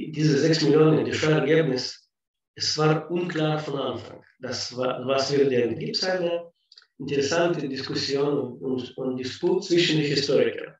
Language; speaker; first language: German; non-native, fluent; Russian